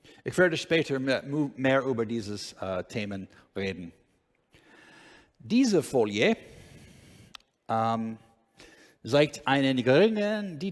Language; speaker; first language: German; non-native, learner; English